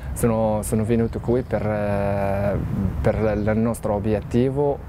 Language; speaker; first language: Italian; non-native, learner; Arabic